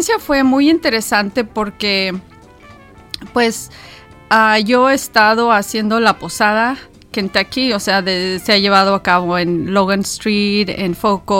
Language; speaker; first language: Spanish; native; Spanish